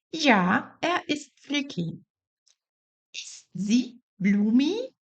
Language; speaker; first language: German; non-native, fluent; Portuguese